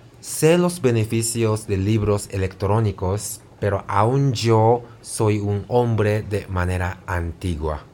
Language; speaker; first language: Spanish; non-native, fluent; Japanese